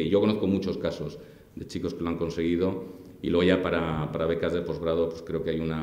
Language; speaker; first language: Spanish; native; Spanish